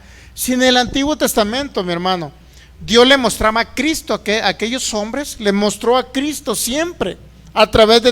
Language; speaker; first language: Spanish; native; Spanish